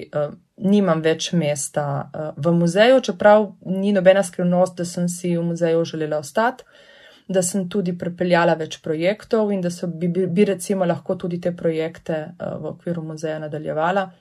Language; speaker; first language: Slovenian; native; Slovenian